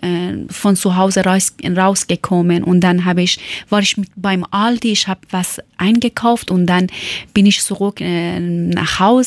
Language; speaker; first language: German; non-native, learner; Persian